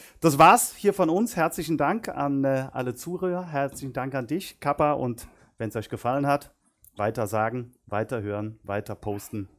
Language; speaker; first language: German; native; German